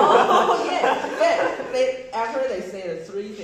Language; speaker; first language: English; non-native, learner; Chinese